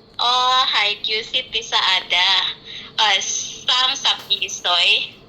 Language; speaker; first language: Cantonese; non-native, learner; Indonesian